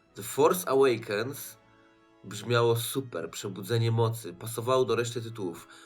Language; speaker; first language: Polish; native; Polish